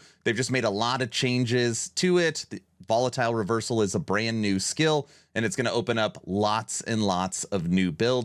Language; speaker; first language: English; native; English